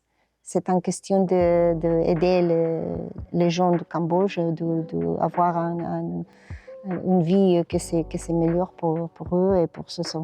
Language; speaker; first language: French; non-native, learner; Spanish